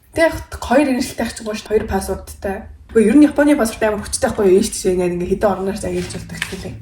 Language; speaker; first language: Mongolian; early bilingual, heritage; Mongolian